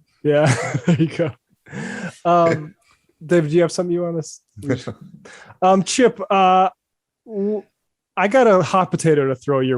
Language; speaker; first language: English; native; English